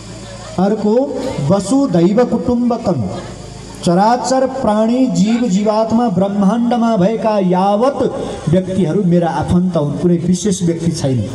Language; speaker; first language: Nepali; native; Nepali